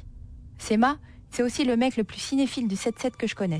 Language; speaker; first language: French; early bilingual, other home language; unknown